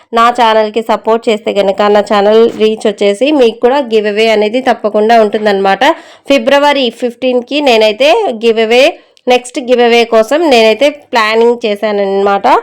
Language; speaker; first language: Telugu; non-native, local second language; Urdu